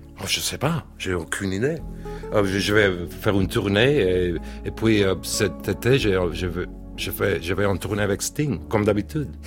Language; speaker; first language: French; non-native, learner; English